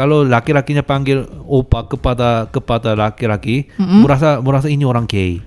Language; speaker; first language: Indonesian; non-native, fluent; Korean